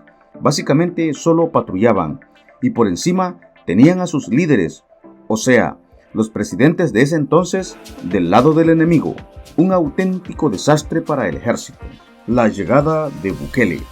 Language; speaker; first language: Spanish; native; Spanish